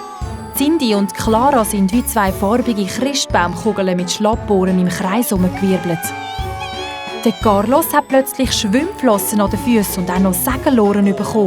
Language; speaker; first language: German; native; German